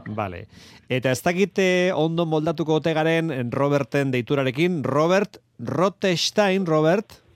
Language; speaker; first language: Basque; native; Basque